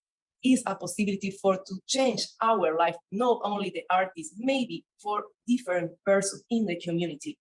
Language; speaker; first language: English; non-native, learner; Spanish